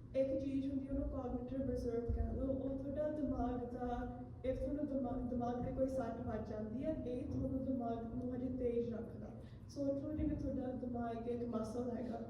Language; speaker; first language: Punjabi; early bilingual, heritage; Punjabi